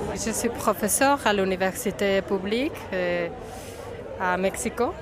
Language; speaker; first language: French; non-native, fluent; Spanish